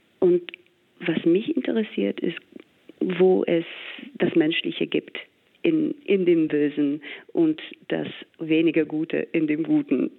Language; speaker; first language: German; non-native, fluent; English